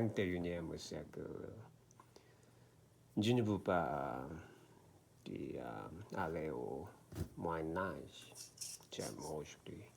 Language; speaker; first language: French; non-native, learner; Korean